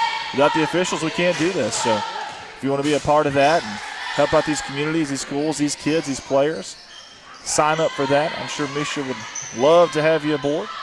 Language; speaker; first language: English; native; English